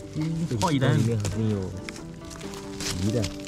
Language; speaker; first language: Chinese; non-native, learner; Khmer